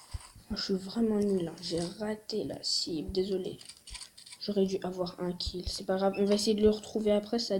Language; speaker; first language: French; native; French